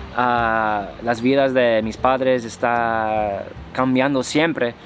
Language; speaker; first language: Spanish; non-native, fluent; English